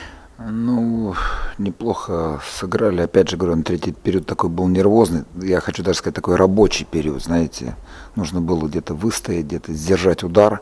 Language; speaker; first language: Russian; native; Russian